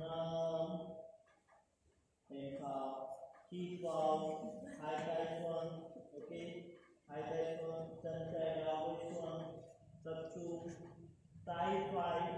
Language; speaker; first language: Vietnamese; non-native, learner; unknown